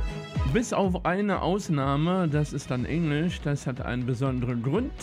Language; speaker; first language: German; native; German